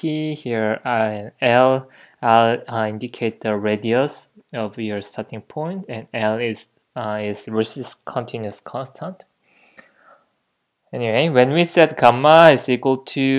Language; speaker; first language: English; non-native, fluent; Korean